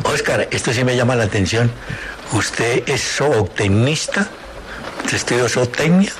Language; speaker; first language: Spanish; native; Spanish